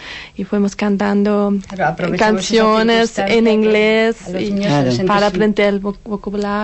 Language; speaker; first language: Spanish; non-native, learner; Danish